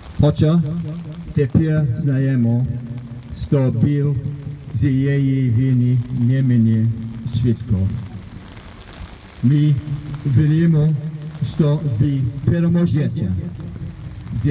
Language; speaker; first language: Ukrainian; non-native, learner; English